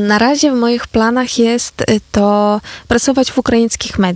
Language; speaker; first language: Polish; non-native, fluent; Ukrainian